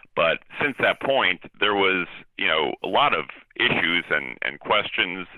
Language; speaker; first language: English; native; English